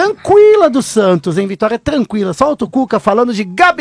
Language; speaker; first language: Portuguese; native; Portuguese